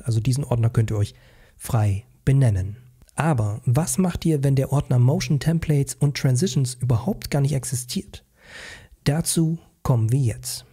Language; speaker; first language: German; native; German